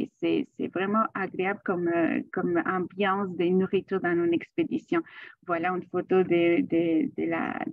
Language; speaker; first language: French; non-native, fluent; Spanish